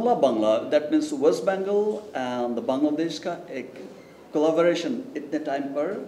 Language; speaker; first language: Hindi; non-native, learner; Bangla